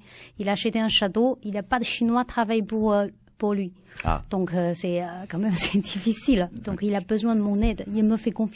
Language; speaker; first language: French; non-native, learner; Chinese